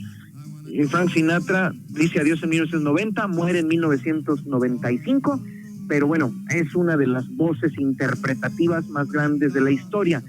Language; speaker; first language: Spanish; native; Spanish